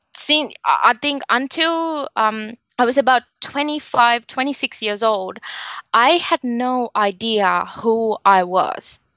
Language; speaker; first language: English; non-native, local second language; Sinhala